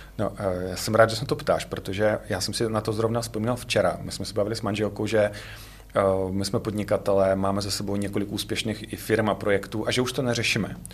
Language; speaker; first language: Czech; non-native, fluent; Russian